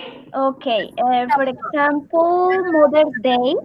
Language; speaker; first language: English; non-native, learner; Spanish